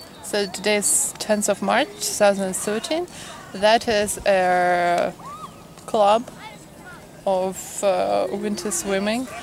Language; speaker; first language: English; non-native, fluent; Russian